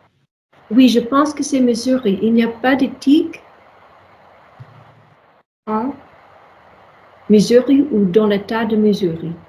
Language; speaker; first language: French; non-native, learner; English